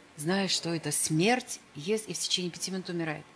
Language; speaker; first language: Russian; native; Russian